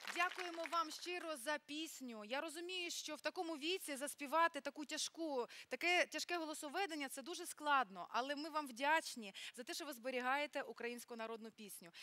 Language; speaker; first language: Ukrainian; native; Ukrainian